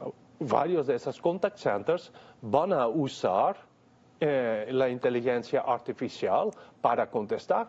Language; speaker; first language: Spanish; non-native, fluent; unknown